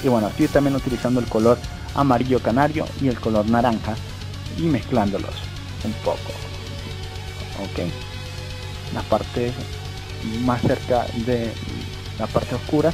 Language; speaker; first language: Spanish; native; Spanish